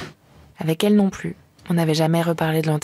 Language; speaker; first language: French; native; French